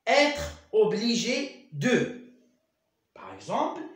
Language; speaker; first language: French; non-native, local second language; Arabic